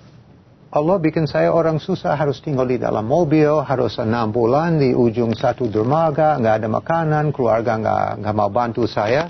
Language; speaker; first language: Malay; non-native, fluent; English